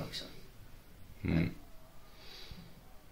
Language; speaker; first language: Swedish; native; Swedish